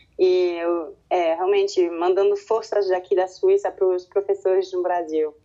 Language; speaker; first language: Portuguese; non-native, fluent; French